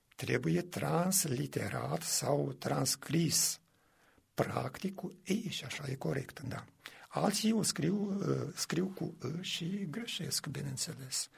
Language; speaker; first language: Romanian; native; Romanian